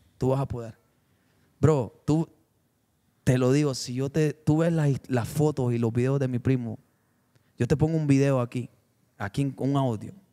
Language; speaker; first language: Spanish; native; Spanish